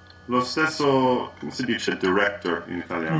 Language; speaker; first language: Italian; non-native, learner; English